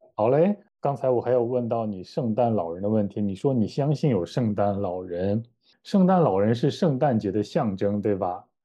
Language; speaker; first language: Chinese; native; Chinese